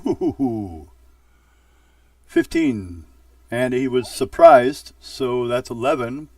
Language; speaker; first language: English; native; English